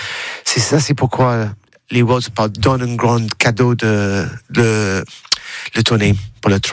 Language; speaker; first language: French; non-native, learner; English